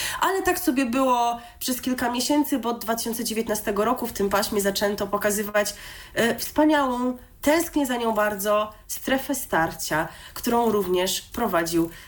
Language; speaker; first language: Polish; native; Polish